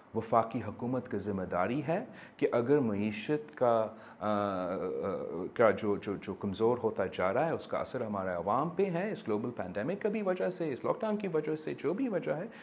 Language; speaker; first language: Urdu; non-native, local second language; English